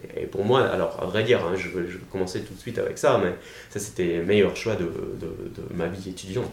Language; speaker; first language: French; non-native, fluent; German